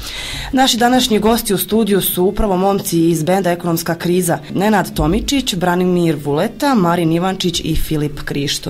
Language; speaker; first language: Croatian; native; Croatian